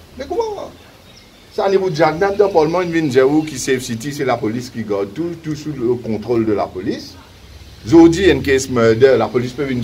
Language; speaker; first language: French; non-native, local second language; Morisyen